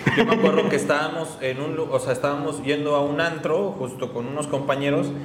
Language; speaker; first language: Spanish; native; Spanish